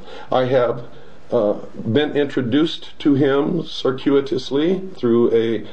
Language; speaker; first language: English; native; English